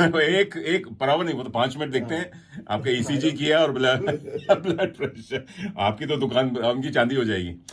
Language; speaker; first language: Hindi; native; Hindi